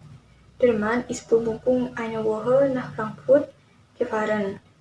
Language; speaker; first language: German; non-native, learner; Indonesian